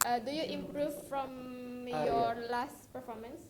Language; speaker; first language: English; non-native, local second language; Indonesian